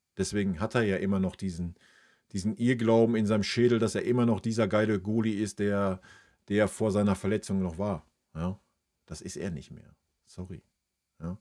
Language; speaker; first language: German; native; German